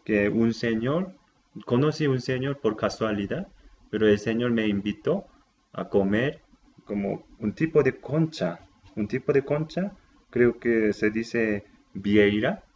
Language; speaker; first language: Spanish; non-native, fluent; Japanese